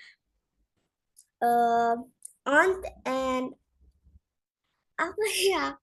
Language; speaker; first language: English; non-native, learner; Indonesian